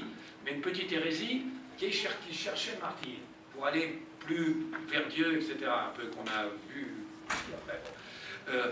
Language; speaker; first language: French; native; French